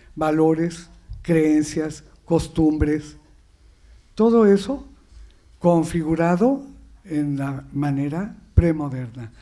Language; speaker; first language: Spanish; native; Spanish